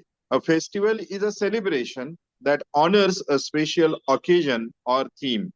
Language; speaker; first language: English; non-native, local second language; Marathi